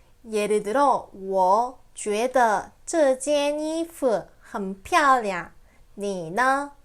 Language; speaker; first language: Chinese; non-native, fluent; Korean